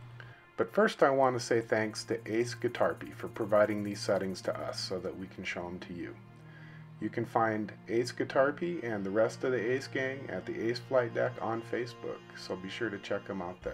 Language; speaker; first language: English; native; English